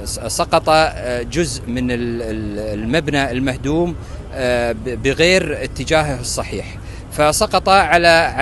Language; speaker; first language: Arabic; native; Arabic